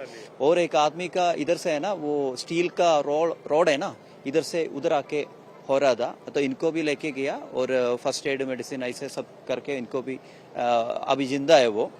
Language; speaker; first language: Hindi; non-native, local second language; Malayalam